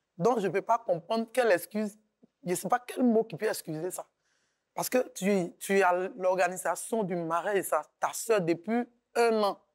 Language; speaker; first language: French; native; French